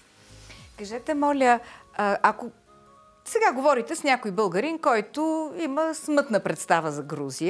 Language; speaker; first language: Bulgarian; native; Bulgarian